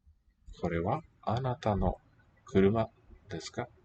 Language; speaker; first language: Japanese; non-native, learner; English